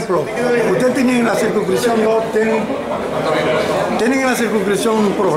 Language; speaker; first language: Spanish; native; Spanish